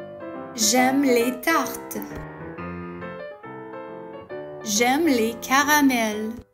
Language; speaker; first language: French; non-native, fluent; English